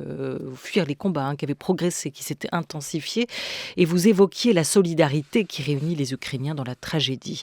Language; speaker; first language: French; native; French